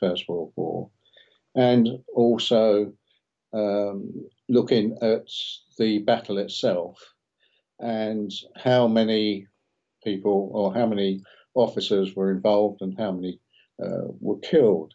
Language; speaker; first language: English; native; English